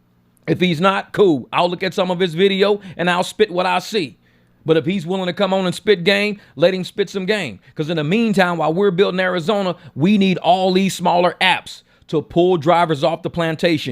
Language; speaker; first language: English; native; English